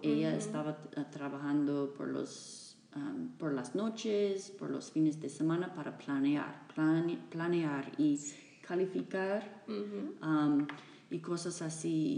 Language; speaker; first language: Spanish; non-native, fluent; English